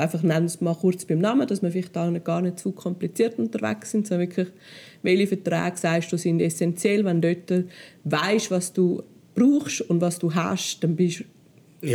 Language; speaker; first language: German; native; German